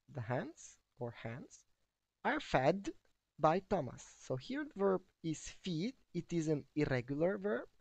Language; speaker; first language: English; non-native, fluent; Albanian